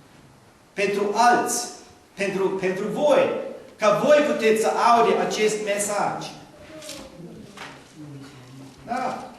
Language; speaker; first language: Romanian; non-native, learner; English